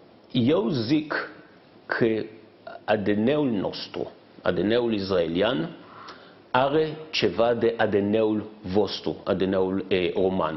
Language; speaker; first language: Romanian; non-native, fluent; Hebrew